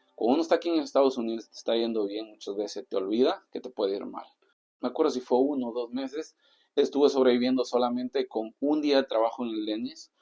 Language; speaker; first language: Spanish; native; Spanish